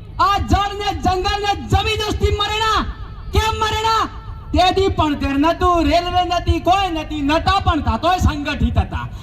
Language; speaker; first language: Gujarati; non-native, local second language; Bhili